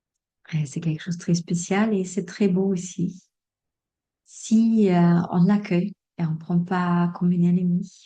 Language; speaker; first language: French; non-native, fluent; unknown